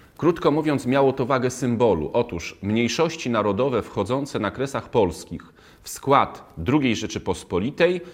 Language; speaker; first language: Polish; native; Polish